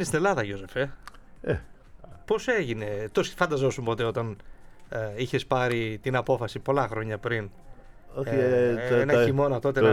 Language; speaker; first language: Greek; native; Greek